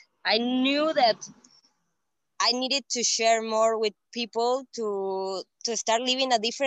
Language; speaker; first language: English; non-native, fluent; Spanish